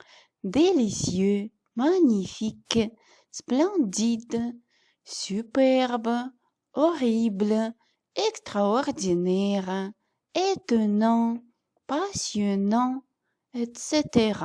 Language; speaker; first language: French; non-native, fluent; Russian